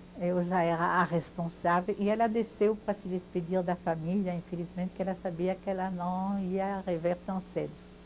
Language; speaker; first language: Portuguese; non-native, fluent; French